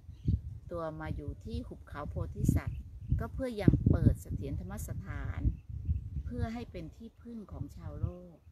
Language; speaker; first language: Thai; native; Thai